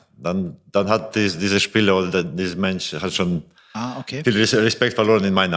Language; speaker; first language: German; non-native, fluent; Latvian